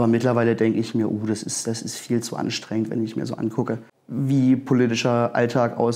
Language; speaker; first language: German; native; German